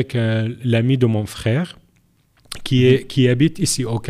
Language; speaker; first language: French; non-native, learner; Arabic